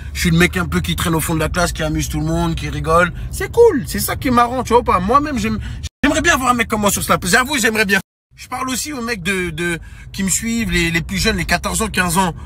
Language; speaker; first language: French; native; French